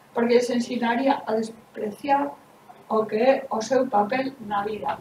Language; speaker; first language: Galician; non-native, local second language; Spanish